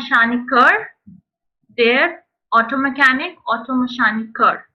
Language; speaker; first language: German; non-native, fluent; Hindi